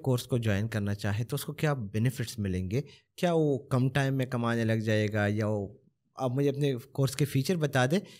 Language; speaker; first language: Urdu; non-native, local second language; Pashto